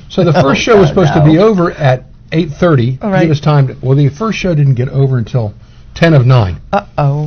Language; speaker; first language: English; native; English